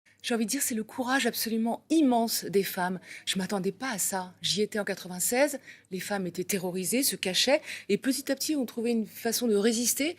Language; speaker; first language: French; native; French